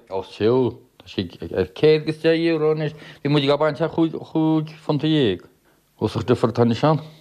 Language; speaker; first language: Irish; native; Irish